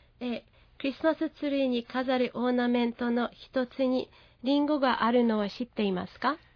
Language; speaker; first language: Japanese; non-native, fluent; Hungarian